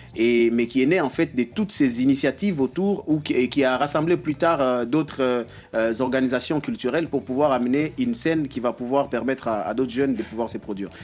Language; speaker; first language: French; non-native, local second language; Swahili